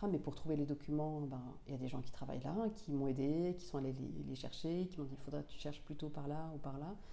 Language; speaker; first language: French; non-native, local second language; Finnish